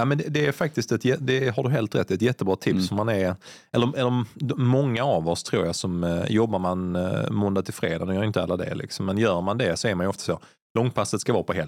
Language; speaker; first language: Swedish; native; Swedish